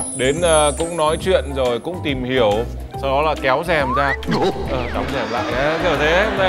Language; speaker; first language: Vietnamese; native; Vietnamese